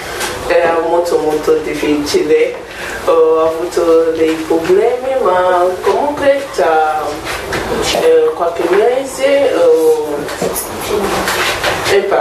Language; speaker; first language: Italian; non-native, learner; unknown